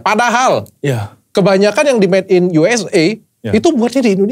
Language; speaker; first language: Indonesian; native; Indonesian